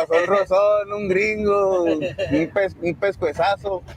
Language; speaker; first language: Spanish; native; Spanish